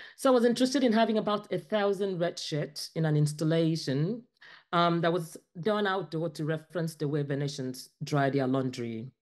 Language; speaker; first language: English; non-native, local second language; Ibibio